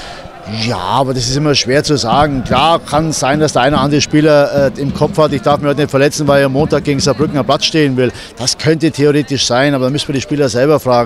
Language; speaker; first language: German; native; German